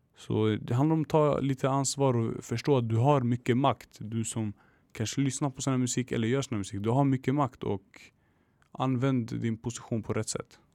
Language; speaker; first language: Swedish; early bilingual, other home language; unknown